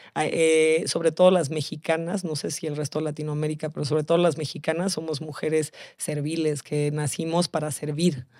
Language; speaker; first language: Spanish; early bilingual, heritage; Spanish